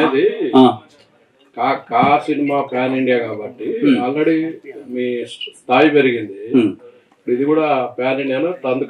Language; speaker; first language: Telugu; native; Telugu